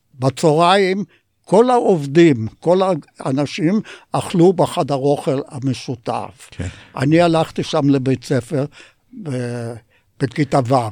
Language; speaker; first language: Hebrew; non-native, fluent; Polish